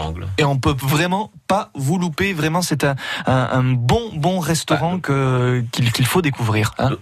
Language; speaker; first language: French; native; French